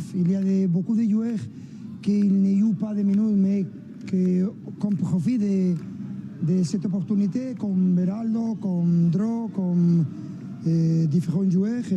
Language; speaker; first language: French; non-native, fluent; Spanish